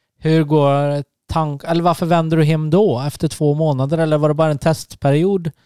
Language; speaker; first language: Swedish; native; Swedish